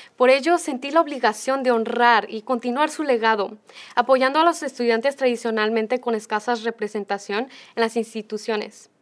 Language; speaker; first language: Spanish; early bilingual, heritage; Spanish